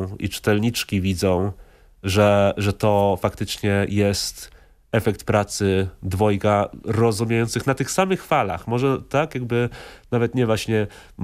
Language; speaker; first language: Polish; non-native, fluent; English